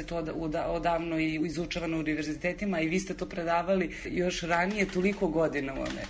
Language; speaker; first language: Serbian; native; Serbian